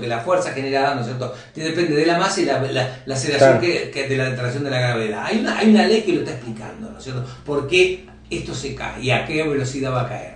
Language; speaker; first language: Spanish; native; Spanish